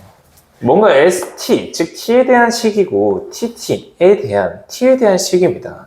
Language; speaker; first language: Korean; native; Korean